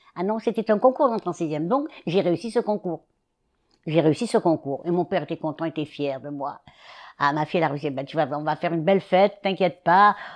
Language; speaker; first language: French; native; French